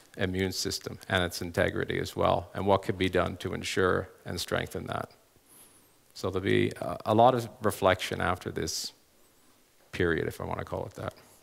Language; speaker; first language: English; native; English